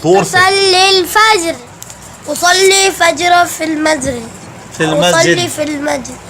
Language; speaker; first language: Arabic; non-native, learner; Urdu